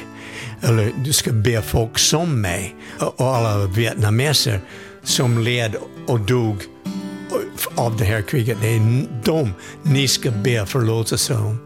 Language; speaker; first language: Swedish; non-native, fluent; English